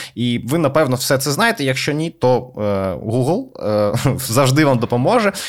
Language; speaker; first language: Ukrainian; non-native, local second language; Russian